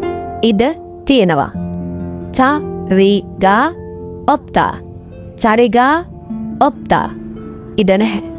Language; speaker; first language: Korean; non-native, fluent; Sinhala